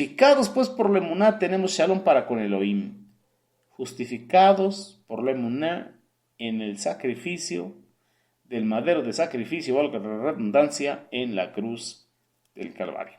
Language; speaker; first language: Spanish; native; Spanish